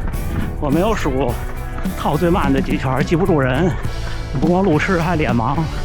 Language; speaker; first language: Chinese; native; Chinese